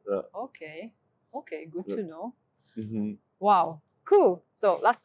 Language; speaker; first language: English; non-native, fluent; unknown